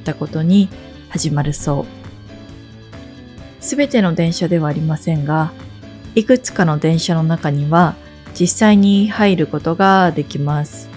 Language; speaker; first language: Japanese; native; Japanese